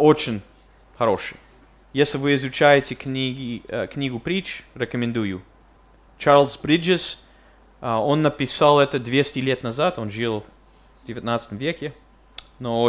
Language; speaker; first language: Russian; non-native, fluent; English